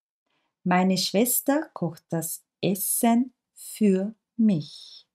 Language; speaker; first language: German; non-native, fluent; Turkish